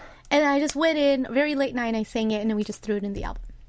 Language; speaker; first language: English; early bilingual, other home language; Korean